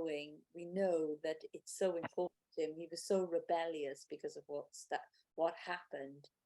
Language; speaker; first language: English; native; English